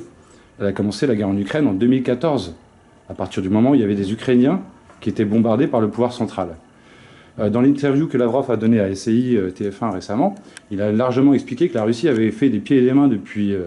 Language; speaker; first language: French; native; French